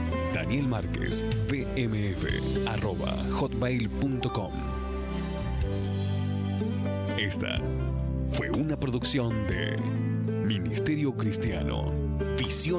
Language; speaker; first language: Spanish; native; Spanish